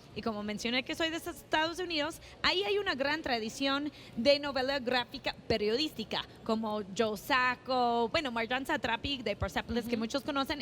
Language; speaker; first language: Spanish; non-native, fluent; English